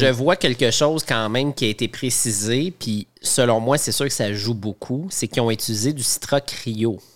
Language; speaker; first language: French; native; French